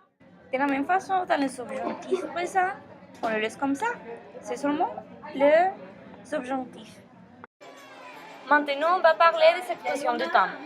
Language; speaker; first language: French; non-native, learner; Spanish